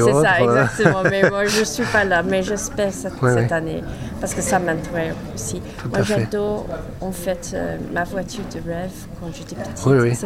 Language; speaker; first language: French; non-native, learner; English